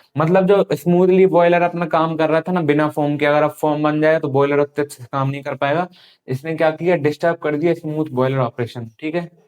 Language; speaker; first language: Hindi; native; Hindi